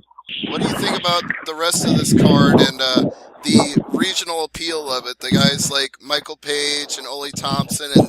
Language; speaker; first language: English; native; English